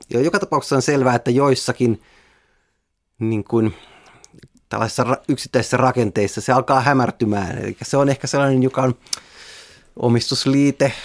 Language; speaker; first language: Finnish; native; Finnish